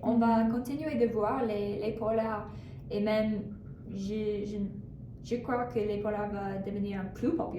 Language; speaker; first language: French; non-native, learner; English